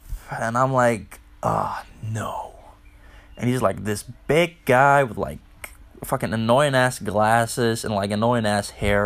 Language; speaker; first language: English; non-native, fluent; Danish